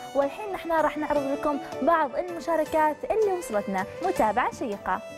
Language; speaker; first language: Arabic; native; Arabic